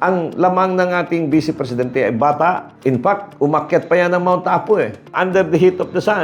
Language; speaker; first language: Filipino; non-native, local second language; Cebuano